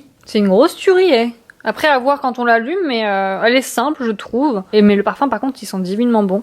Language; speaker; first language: French; native; French